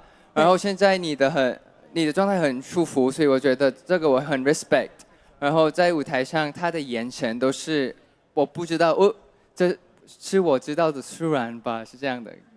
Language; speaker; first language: Chinese; non-native, fluent; Thai